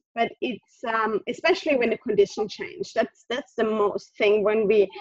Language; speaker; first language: English; non-native, fluent; German